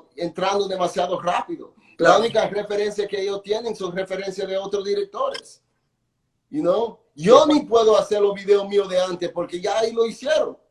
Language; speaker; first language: Spanish; early bilingual, heritage; Spanish